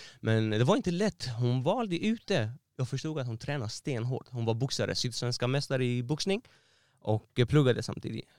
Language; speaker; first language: Swedish; non-native, fluent; Persian